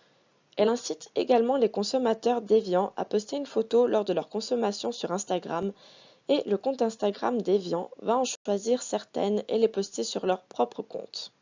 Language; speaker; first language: French; native; French